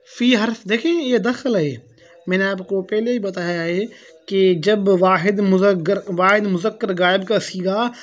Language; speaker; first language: Urdu; non-native, local second language; Pashto